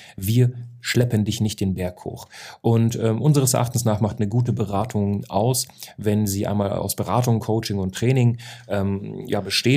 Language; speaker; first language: German; native; German